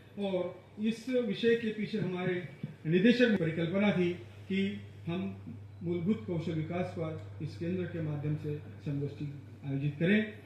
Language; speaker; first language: Hindi; non-native, local second language; Marathi